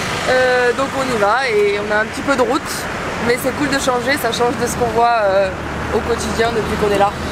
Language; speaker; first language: French; native; French